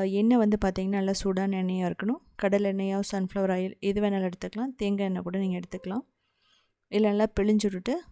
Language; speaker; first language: Tamil; native; Tamil